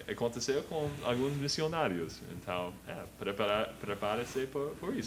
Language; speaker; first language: Portuguese; non-native, learner; English